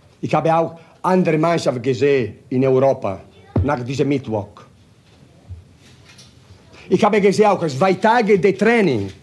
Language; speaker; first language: German; non-native, learner; Italian